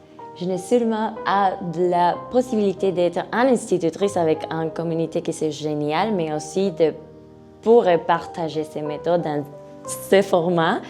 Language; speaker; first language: French; non-native, learner; Spanish